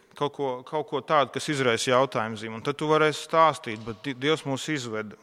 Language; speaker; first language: Latvian; non-native, local second language; Russian